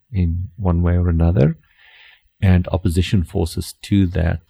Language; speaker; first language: English; non-native, local second language; Afrikaans